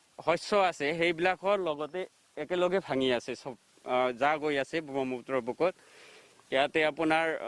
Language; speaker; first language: Assamese; non-native, local second language; Bangla